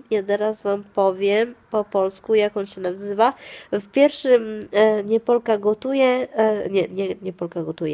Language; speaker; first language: Polish; non-native, fluent; Italian